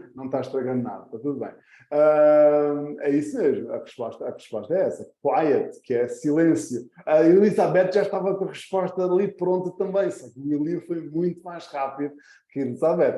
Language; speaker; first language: Portuguese; early bilingual, heritage; Portuguese